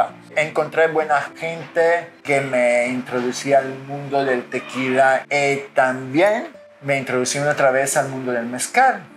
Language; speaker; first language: Spanish; non-native, fluent; Italian